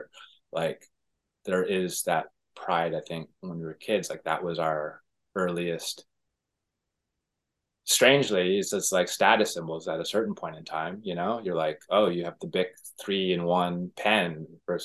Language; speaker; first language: English; native; English